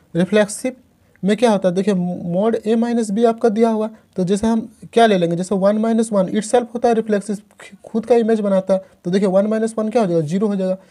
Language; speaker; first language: Hindi; native; Hindi